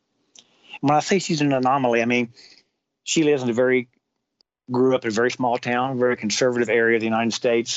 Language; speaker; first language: English; native; English